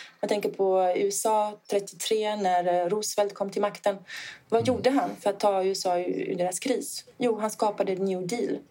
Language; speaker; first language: Swedish; non-native, fluent; Italian